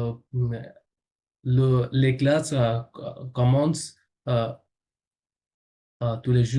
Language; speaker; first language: French; non-native, learner; Bangla